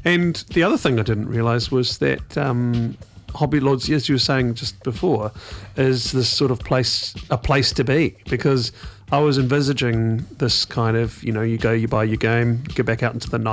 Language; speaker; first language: English; native; English